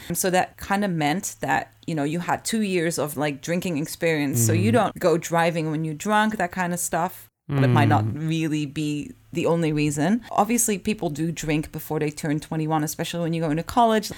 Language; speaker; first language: English; early bilingual, other home language; Japanese